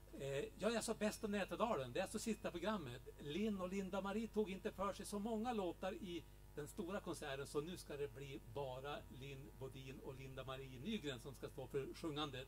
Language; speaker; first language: Swedish; native; Swedish